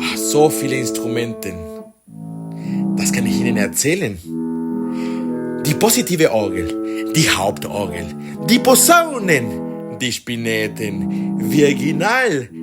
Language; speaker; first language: German; non-native, fluent; Spanish